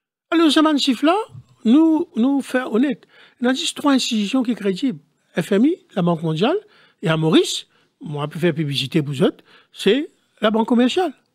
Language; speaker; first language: French; non-native, local second language; Morisyen